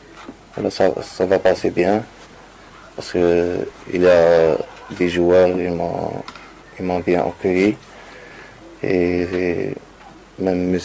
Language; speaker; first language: French; non-native, local second language; Arabic